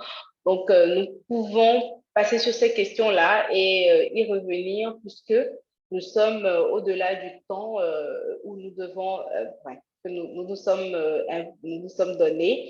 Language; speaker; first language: French; native; French